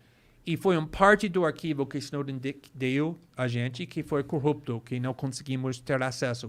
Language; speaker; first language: Portuguese; non-native, fluent; English